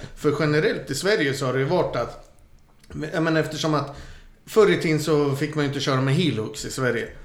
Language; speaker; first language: Swedish; native; Swedish